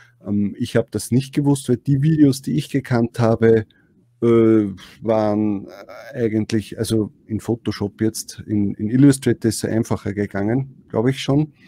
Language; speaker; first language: German; native; German